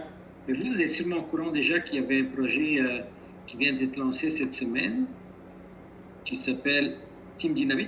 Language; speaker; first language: French; native; French